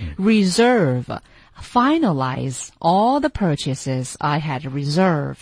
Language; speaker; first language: English; non-native, fluent; Chinese